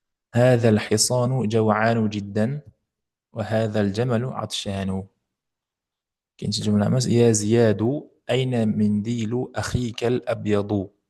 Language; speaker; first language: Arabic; non-native, fluent; Uzbek